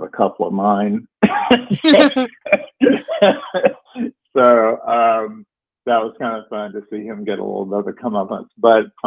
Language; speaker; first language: English; native; English